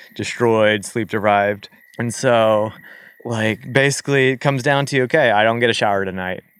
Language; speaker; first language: English; native; English